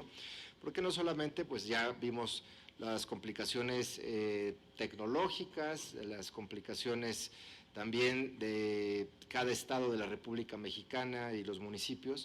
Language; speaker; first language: Spanish; native; Spanish